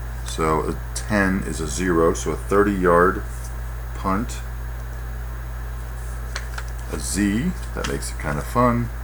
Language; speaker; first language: English; native; English